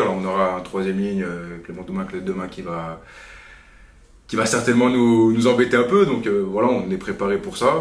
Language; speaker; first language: French; native; French